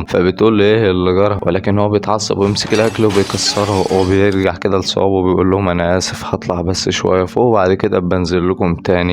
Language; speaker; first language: Arabic; native; Arabic